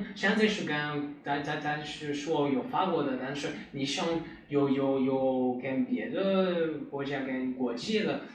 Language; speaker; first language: Chinese; non-native, learner; French